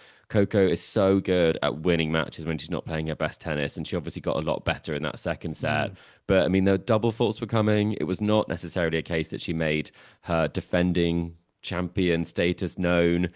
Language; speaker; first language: English; native; English